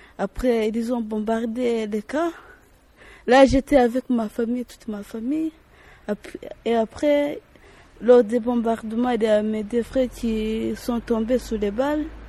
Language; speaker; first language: French; non-native, local second language; Kinyarwanda